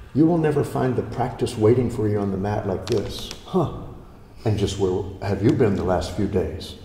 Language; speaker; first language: English; native; English